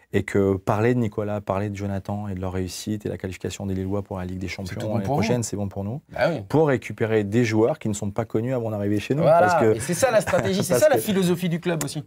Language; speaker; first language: French; native; French